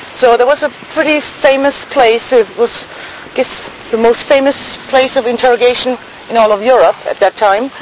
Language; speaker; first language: English; non-native, fluent; German